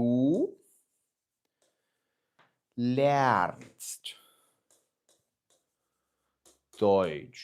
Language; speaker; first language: German; non-native, fluent; Ukrainian